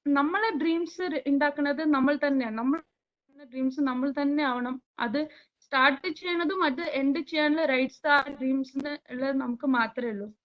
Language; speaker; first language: Malayalam; early bilingual, heritage; Malayalam